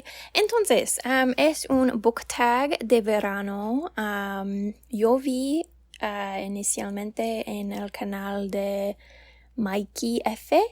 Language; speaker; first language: Spanish; non-native, learner; English